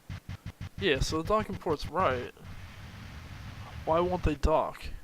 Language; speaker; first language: English; native; English